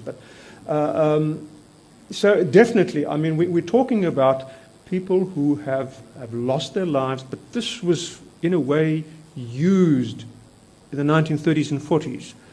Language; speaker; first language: English; non-native, local second language; Afrikaans